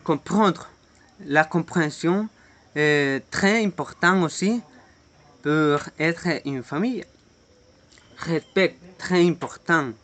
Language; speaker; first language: French; non-native, learner; Spanish